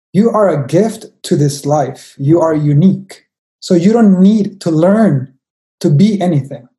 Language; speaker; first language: English; non-native, fluent; Spanish